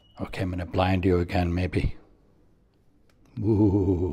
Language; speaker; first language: English; native; English